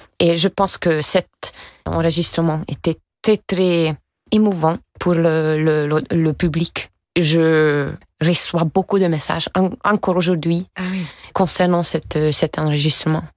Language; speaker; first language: French; non-native, fluent; Hungarian